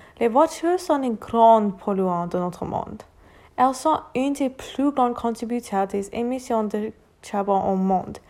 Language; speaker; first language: French; non-native, learner; English